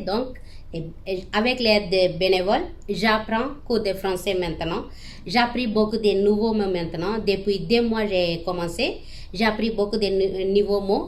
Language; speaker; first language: French; non-native, learner; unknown